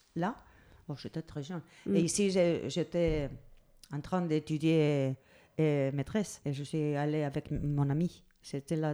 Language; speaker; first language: French; non-native, learner; Spanish